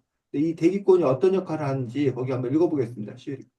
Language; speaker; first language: Korean; native; Korean